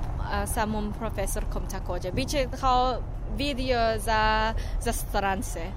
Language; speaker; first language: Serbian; non-native, learner; English